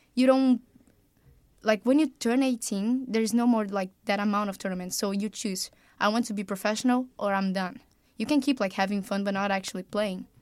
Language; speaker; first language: English; non-native, fluent; Portuguese